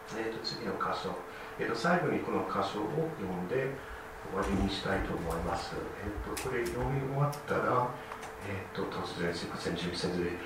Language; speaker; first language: Japanese; non-native, fluent; English